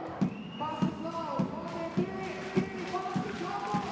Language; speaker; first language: German; native; German